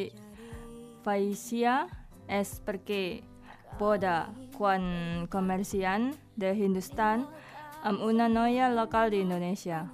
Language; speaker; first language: Spanish; non-native, learner; Indonesian